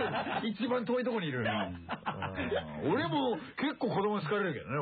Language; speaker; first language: Japanese; native; Japanese